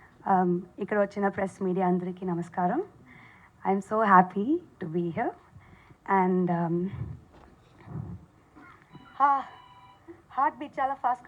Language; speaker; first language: Telugu; non-native, learner; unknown